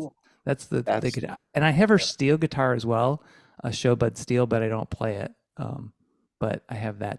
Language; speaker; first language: English; native; English